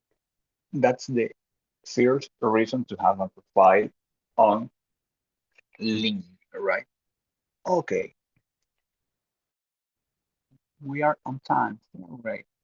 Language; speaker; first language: English; non-native, fluent; Spanish